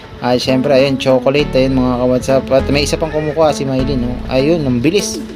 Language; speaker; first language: Filipino; non-native, local second language; Cebuano